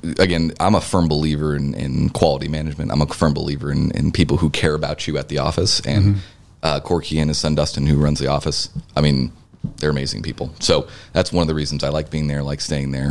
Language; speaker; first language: English; native; English